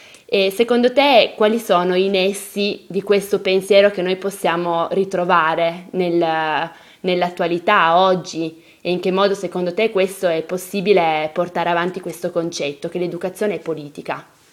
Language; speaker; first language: Italian; native; Italian